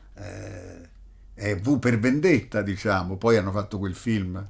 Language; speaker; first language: Italian; native; Italian